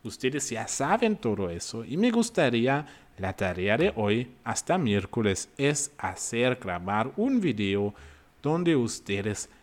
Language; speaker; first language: Spanish; non-native, fluent; German